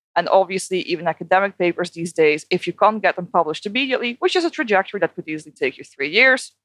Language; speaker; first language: English; non-native, fluent; Dutch